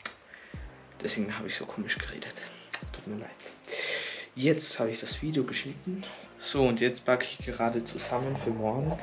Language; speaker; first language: German; native; German